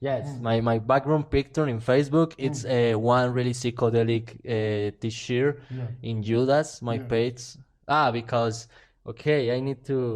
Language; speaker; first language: English; non-native, learner; Spanish